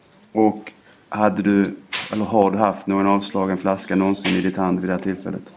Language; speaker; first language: Swedish; native; Swedish